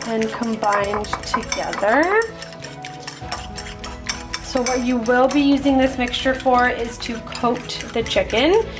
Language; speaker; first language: English; native; English